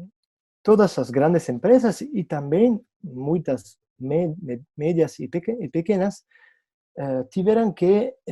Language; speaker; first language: Portuguese; non-native, fluent; Italian